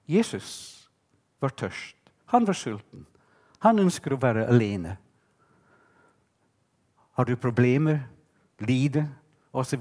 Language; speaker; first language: Norwegian; non-native, fluent; English